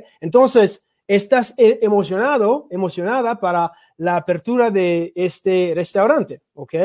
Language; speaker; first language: Spanish; non-native, learner; English